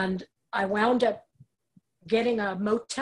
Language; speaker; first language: English; native; English